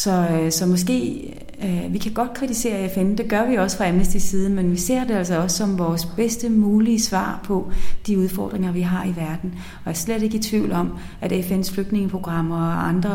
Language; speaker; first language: Danish; native; Danish